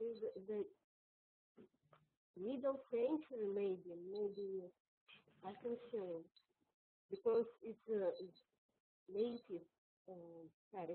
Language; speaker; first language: English; non-native, learner; Russian